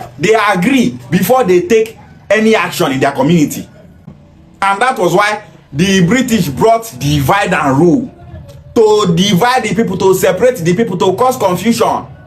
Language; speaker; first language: Nigerian Pidgin; non-native, local second language; Igbo